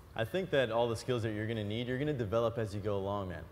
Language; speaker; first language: English; native; English